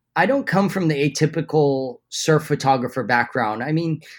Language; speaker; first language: English; native; English